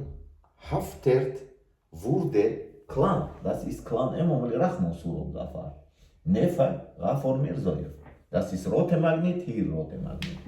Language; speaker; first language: German; non-native, learner; Tajik